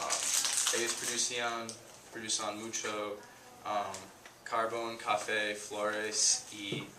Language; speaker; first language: Spanish; non-native, learner; English